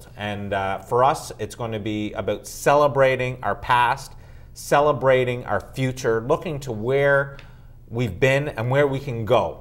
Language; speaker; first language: English; native; English